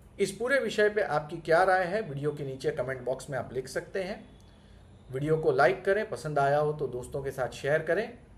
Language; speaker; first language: Hindi; non-native, local second language; Gujarati